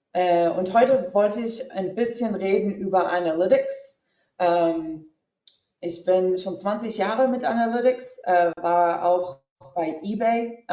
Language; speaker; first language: German; early bilingual, heritage; English